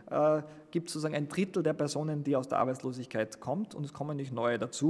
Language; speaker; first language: German; native; German